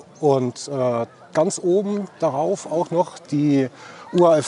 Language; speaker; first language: German; native; German